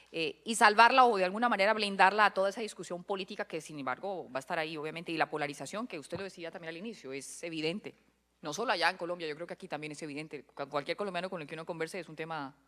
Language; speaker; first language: Spanish; native; Spanish